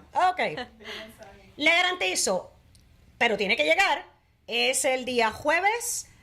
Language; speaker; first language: Spanish; native; Spanish